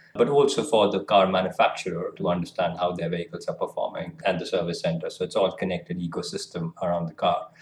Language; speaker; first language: English; non-native, local second language; Hindi